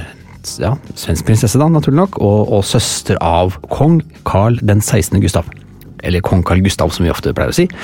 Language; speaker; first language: Norwegian; native; Norwegian